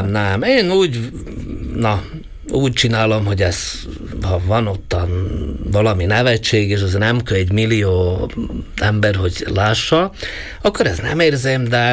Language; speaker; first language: Hungarian; non-native, local second language; Slovak